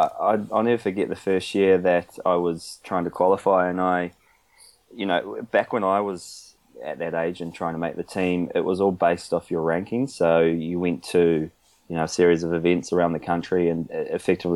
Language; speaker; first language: English; native; English